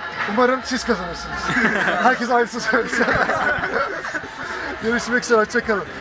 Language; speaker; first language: Turkish; native; Turkish